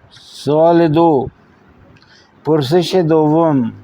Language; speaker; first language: Persian; non-native, fluent; Urdu